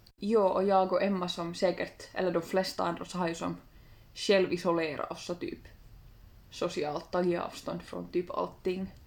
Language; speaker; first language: Swedish; native; Swedish